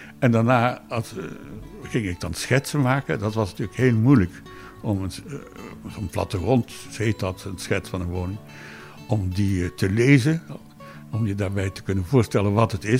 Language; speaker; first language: Dutch; native; Dutch